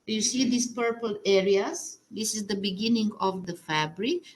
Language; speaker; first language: English; non-native, fluent; Romanian